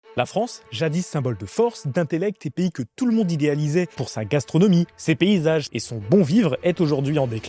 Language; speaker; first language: French; native; French